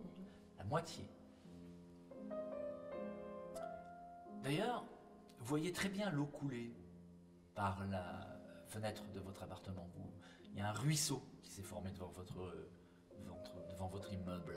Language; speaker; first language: French; native; French